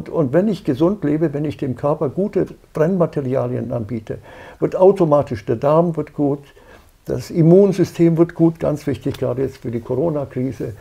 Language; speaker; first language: German; native; German